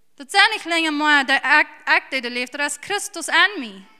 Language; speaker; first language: German; early bilingual, heritage; English